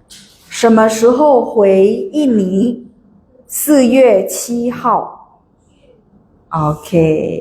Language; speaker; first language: Chinese; non-native, fluent; Indonesian